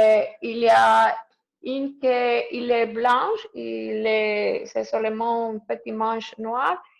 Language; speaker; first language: French; non-native, learner; Spanish